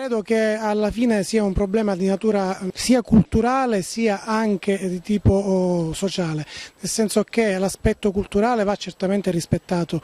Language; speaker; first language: Italian; native; Italian